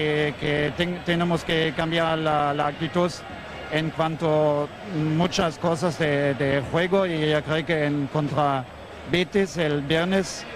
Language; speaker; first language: Spanish; non-native, fluent; German